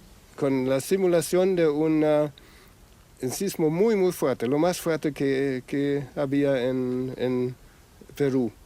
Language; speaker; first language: Spanish; non-native, fluent; German